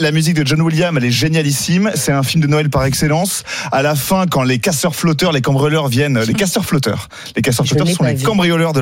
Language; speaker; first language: French; native; French